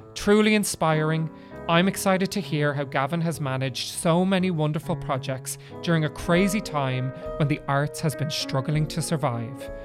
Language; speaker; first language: English; native; English